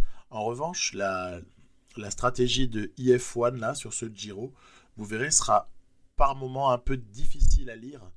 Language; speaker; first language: French; native; French